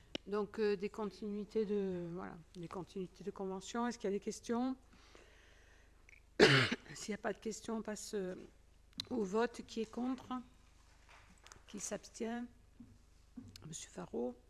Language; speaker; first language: French; native; French